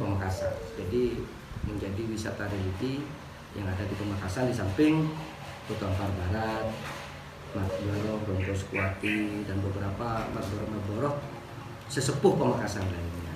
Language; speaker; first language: Indonesian; non-native, local second language; Madurese